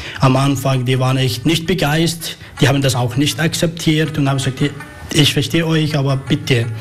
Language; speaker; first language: German; non-native, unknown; Arabic